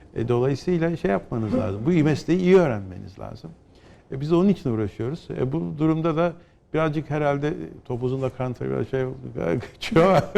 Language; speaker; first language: Turkish; native; Turkish